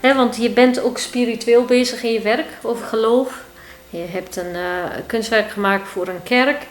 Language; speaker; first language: Dutch; non-native, fluent; Turkish